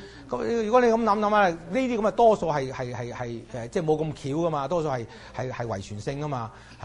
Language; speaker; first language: Chinese; native; Chinese